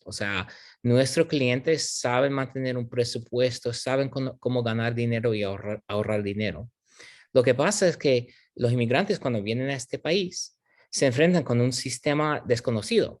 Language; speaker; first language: Spanish; non-native, fluent; English